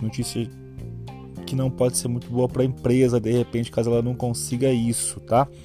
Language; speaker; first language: Portuguese; native; Portuguese